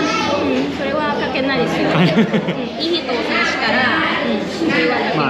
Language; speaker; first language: Japanese; non-native, learner; Vietnamese